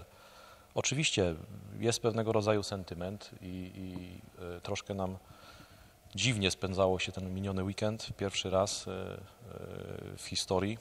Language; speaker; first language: Polish; native; Polish